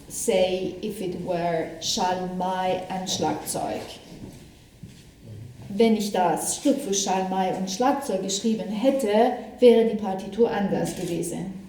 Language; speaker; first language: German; non-native, fluent; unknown